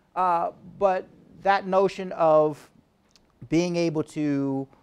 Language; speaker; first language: English; native; English